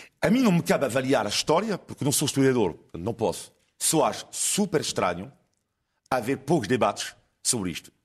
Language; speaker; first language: Portuguese; non-native, fluent; French